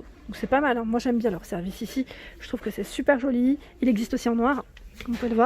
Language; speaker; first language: French; native; French